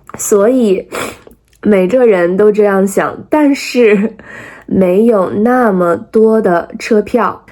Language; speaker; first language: Chinese; native; Chinese